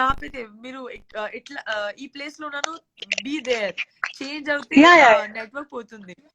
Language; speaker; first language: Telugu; non-native, local second language; Gujarati